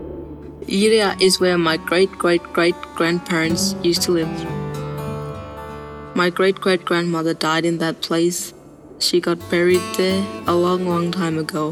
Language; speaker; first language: English; non-native, local second language; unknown